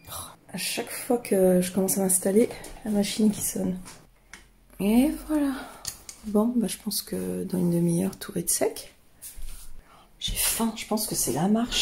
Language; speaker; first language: French; native; French